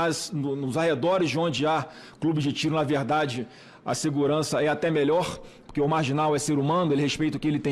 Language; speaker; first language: Portuguese; native; Portuguese